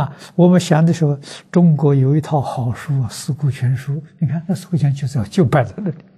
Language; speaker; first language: Chinese; native; Chinese